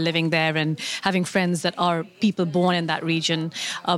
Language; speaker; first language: English; non-native, local second language; Urdu